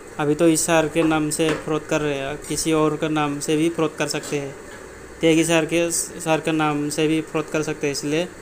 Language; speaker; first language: Hindi; non-native, local second language; Marathi